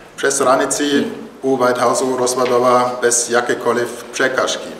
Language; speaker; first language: Czech; non-native, learner; German